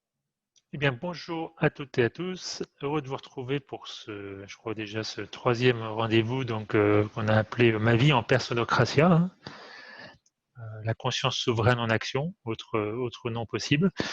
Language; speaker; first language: French; native; French